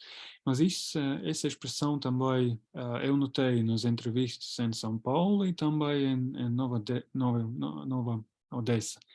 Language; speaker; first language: Portuguese; non-native, fluent; Latvian